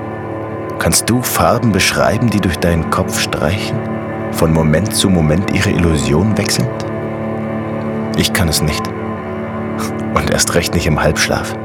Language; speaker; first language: German; native; German